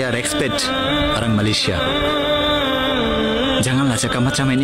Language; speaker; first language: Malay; non-native, learner; Bangla